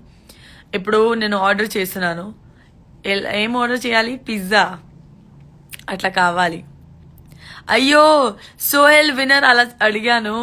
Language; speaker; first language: Telugu; non-native, learner; Gujarati